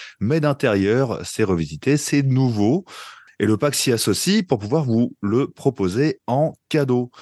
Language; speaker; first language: French; native; French